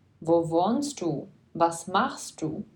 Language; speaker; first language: German; non-native, fluent; Czech